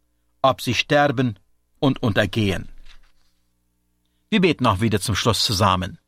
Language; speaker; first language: German; native; German